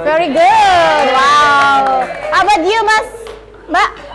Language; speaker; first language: English; non-native, fluent; Indonesian